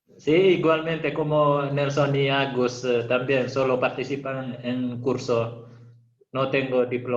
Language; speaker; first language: Spanish; non-native, learner; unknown